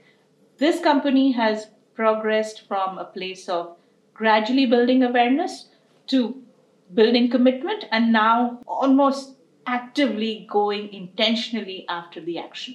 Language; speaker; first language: English; non-native, local second language; Hindi